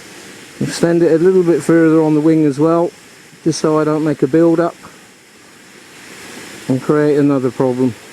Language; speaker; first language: English; native; English